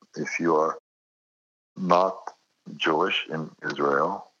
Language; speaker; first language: English; non-native, fluent; Arabic